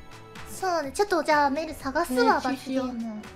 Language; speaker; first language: Japanese; native; Japanese